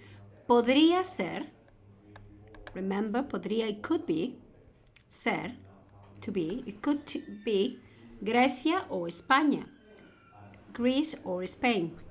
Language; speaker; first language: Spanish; non-native, fluent; English